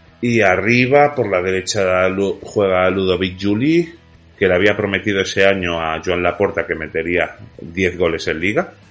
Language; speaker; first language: Spanish; native; Spanish